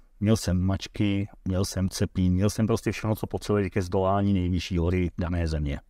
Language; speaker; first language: Czech; early bilingual, heritage; Dutch